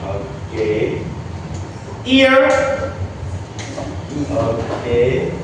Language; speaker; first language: English; non-native, learner; Indonesian